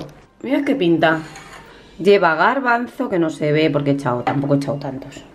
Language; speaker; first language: Spanish; native; Spanish